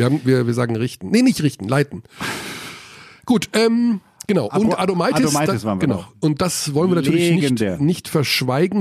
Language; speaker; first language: German; native; German